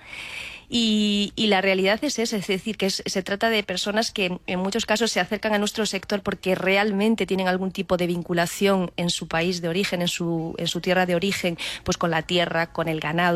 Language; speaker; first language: Spanish; native; Spanish